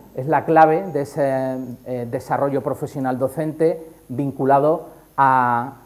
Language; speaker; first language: Spanish; native; Spanish